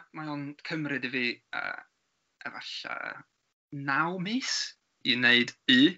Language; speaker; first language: Welsh; non-native, learner; English